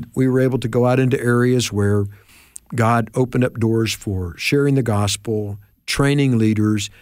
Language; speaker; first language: English; native; English